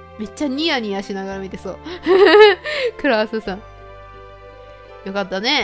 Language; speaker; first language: Japanese; native; Japanese